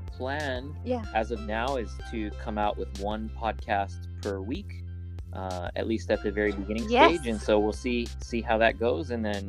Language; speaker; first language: English; native; English